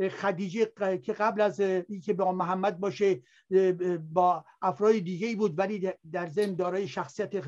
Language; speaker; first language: Persian; native; Persian